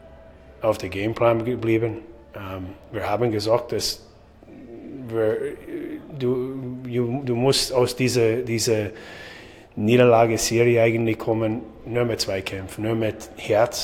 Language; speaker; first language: German; non-native, learner; English